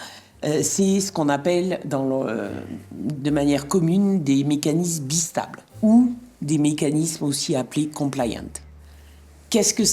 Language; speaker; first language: French; native; French